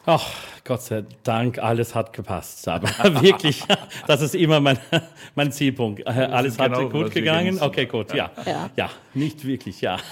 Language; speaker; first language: German; non-native, fluent; English